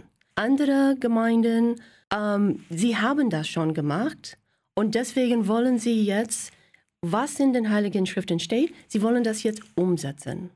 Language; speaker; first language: German; non-native, fluent; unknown